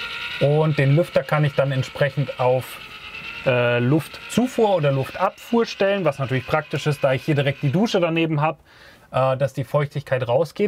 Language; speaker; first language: German; native; German